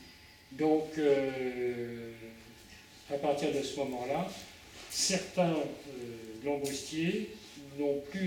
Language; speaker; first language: French; native; French